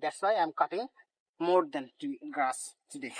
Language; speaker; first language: English; non-native, learner; Bangla